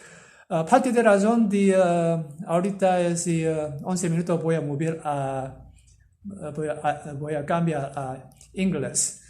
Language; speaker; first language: Spanish; non-native, learner; Korean